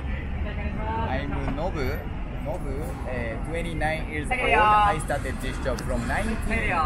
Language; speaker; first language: English; non-native, learner; Japanese